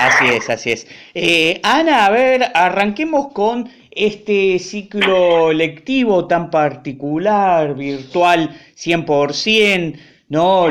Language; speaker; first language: Spanish; native; Spanish